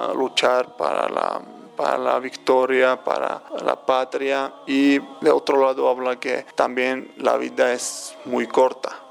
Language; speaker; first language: Spanish; non-native, fluent; Georgian